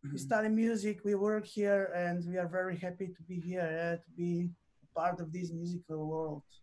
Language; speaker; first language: English; non-native, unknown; Bulgarian